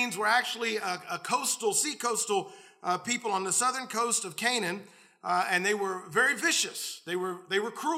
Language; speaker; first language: English; native; English